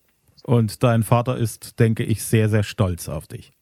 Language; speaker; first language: German; native; German